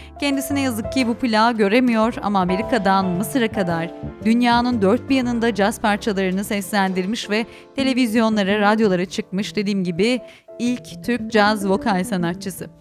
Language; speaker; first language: Turkish; native; Turkish